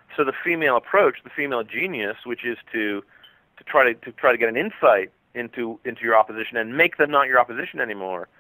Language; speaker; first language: English; native; English